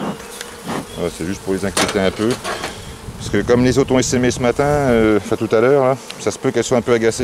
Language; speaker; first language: French; native; French